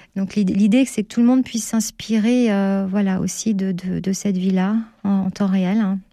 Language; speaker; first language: French; native; French